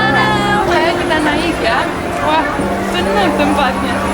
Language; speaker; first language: Indonesian; non-native, fluent; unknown